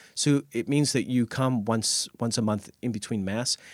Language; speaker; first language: English; native; English